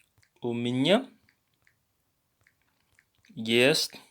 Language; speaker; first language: Russian; non-native, learner; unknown